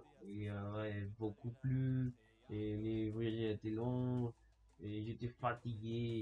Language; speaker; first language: French; non-native, learner; Spanish